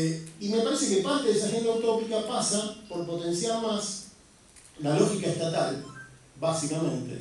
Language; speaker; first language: Spanish; native; Spanish